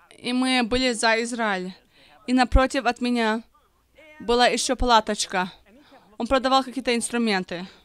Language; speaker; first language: Russian; early bilingual, heritage; Russian